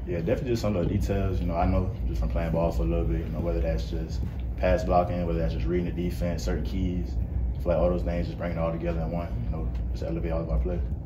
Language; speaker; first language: English; native; English